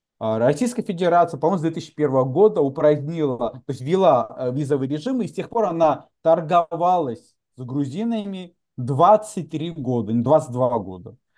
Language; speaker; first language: Russian; non-native, local second language; Georgian